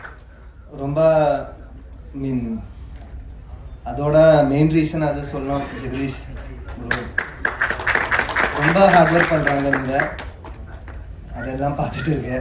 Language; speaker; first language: Tamil; non-native, learner; Malayalam